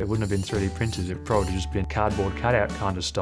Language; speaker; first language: English; native; English